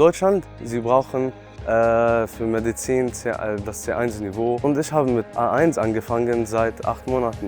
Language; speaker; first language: German; non-native, learner; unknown